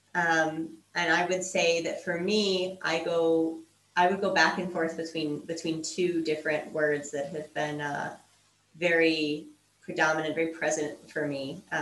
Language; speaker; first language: English; native; English